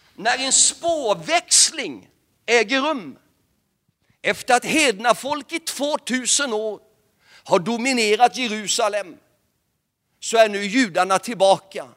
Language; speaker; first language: Swedish; native; Swedish